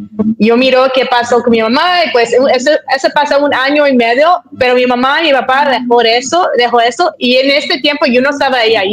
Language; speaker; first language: Spanish; early bilingual, heritage; Spanish